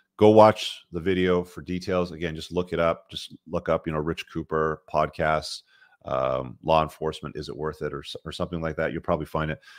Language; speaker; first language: English; native; English